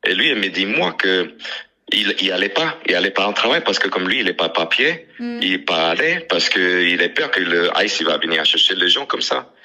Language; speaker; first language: French; non-native, learner; English